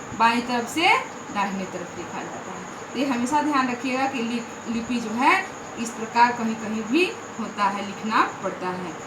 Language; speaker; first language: Hindi; native; Hindi